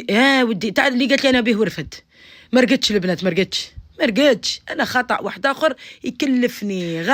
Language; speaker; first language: Arabic; native; Arabic